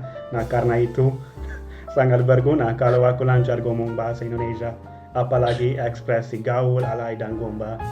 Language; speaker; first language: Indonesian; non-native, fluent; Hungarian